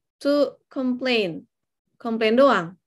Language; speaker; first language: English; non-native, fluent; Indonesian